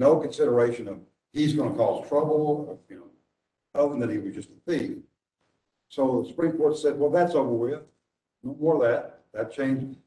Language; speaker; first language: English; native; English